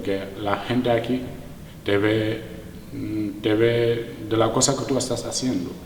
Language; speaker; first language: Spanish; non-native, learner; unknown